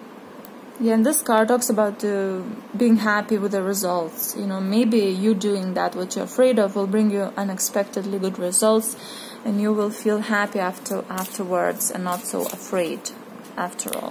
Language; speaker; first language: English; non-native, fluent; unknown